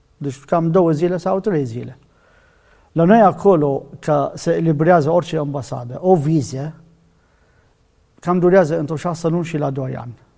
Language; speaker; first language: Romanian; non-native, learner; Arabic